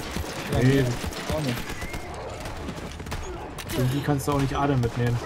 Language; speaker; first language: German; native; German